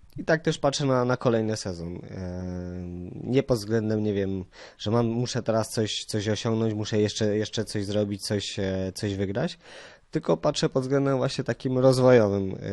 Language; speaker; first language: Polish; native; Polish